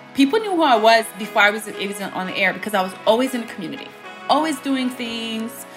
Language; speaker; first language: English; early bilingual, other home language; Bosnian